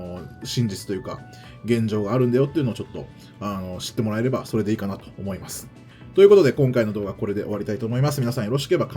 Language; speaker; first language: Japanese; native; Japanese